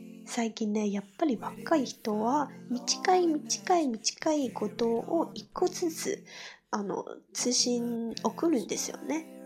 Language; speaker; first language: Japanese; non-native, fluent; Chinese